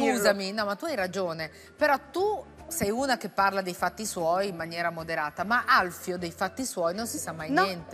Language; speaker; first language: Italian; native; Italian